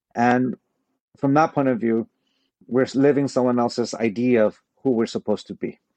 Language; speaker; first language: English; native; English